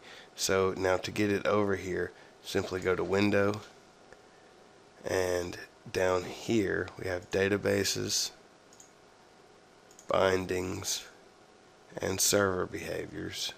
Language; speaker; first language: English; native; English